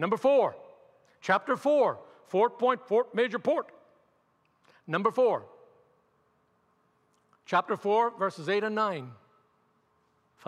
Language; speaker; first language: English; native; English